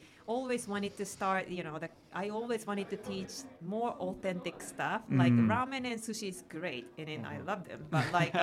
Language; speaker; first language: English; non-native, fluent; Japanese